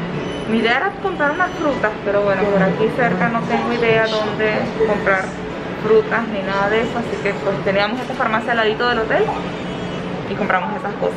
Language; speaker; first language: Spanish; native; Spanish